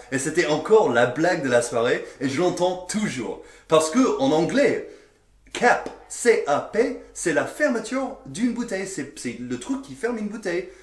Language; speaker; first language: French; non-native, fluent; English